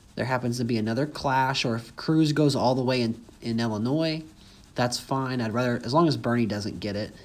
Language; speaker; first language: English; native; English